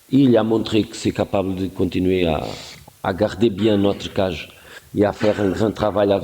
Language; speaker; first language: French; non-native, fluent; Portuguese